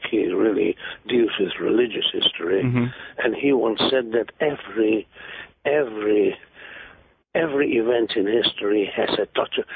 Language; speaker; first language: English; non-native, fluent; Hungarian